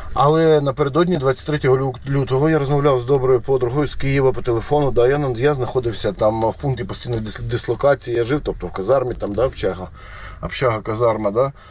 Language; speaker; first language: Ukrainian; non-native, local second language; Russian